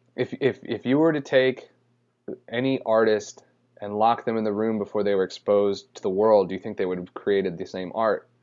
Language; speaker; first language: English; native; English